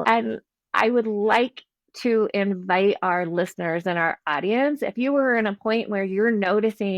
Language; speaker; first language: English; native; English